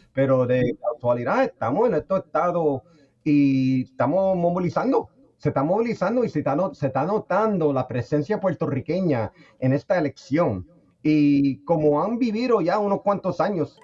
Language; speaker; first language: Spanish; early bilingual, heritage; Spanish